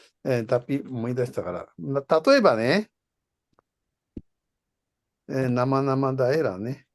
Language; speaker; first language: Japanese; non-native, fluent; Indonesian